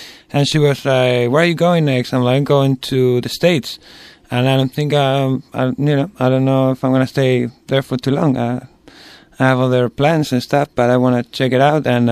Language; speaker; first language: English; non-native, fluent; Spanish